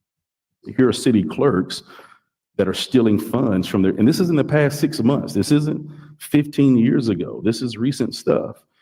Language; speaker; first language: English; native; English